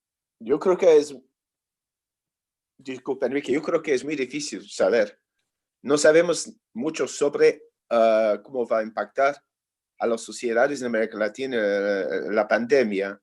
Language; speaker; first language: Spanish; non-native, fluent; English